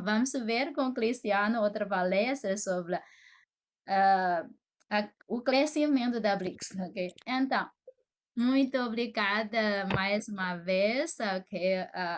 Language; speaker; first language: Portuguese; non-native, fluent; Chinese